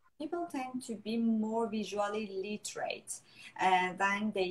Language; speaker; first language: English; non-native, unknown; Persian